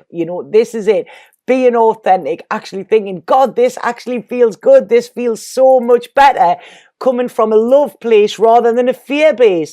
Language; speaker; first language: English; native; English